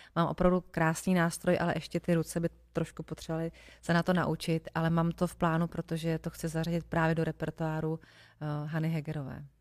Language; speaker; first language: Czech; native; Czech